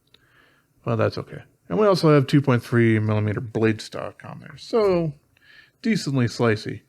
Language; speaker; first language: English; native; English